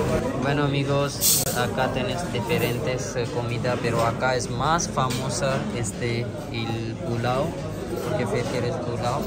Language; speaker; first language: Spanish; non-native, learner; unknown